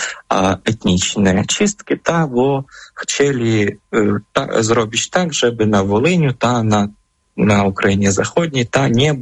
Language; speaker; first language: Polish; non-native, fluent; Ukrainian